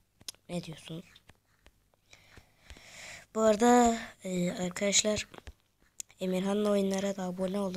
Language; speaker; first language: Turkish; native; Turkish